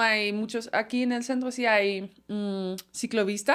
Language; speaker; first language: Spanish; non-native, fluent; Dutch